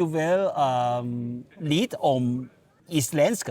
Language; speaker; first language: Danish; non-native, learner; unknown